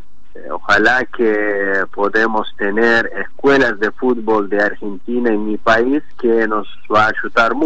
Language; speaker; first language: Spanish; non-native, learner; Azerbaijani